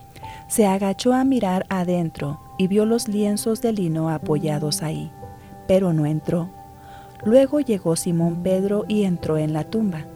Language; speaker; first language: Spanish; native; Spanish